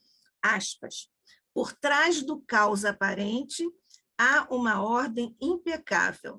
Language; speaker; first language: Portuguese; native; Portuguese